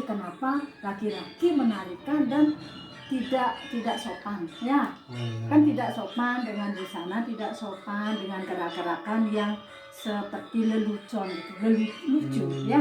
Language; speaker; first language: Indonesian; non-native, local second language; Balinese